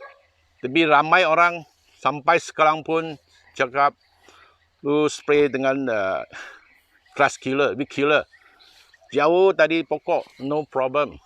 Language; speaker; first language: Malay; non-native, local second language; Chinese